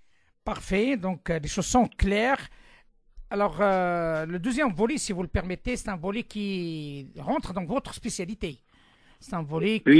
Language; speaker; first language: French; non-native, local second language; Arabic